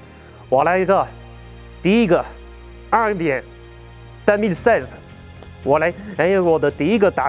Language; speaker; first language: Chinese; non-native, learner; French